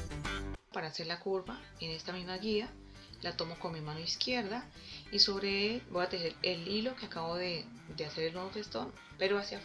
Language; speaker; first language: Spanish; native; Spanish